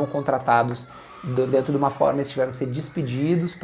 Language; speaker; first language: Portuguese; native; Portuguese